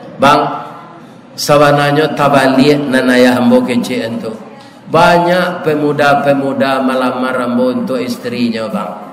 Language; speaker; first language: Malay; non-native, local second language; Minangkabau